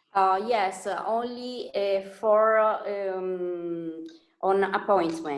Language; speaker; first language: English; non-native, learner; Italian